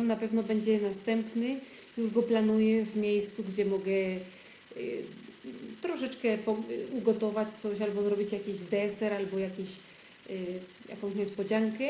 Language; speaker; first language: Polish; early bilingual, heritage; Polish